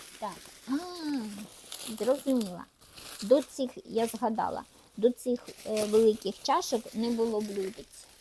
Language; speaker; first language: Ukrainian; non-native, local second language; Russian